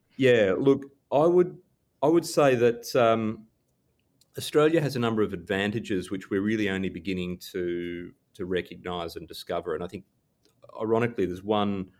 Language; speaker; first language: English; native; English